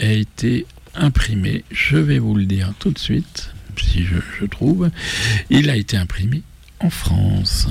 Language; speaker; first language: French; native; French